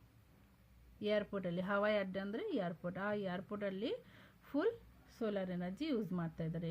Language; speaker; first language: Kannada; non-native, local second language; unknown